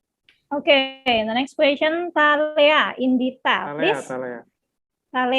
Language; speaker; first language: English; non-native, learner; Indonesian